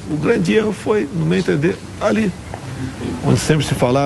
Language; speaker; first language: Portuguese; native; Portuguese